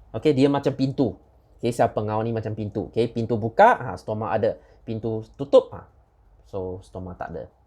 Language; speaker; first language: Malay; non-native, local second language; Chinese